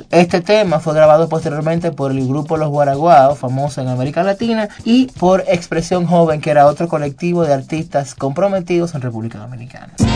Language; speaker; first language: Spanish; native; Spanish